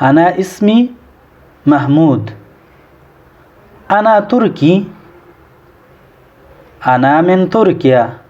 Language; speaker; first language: Arabic; non-native, fluent; Pashto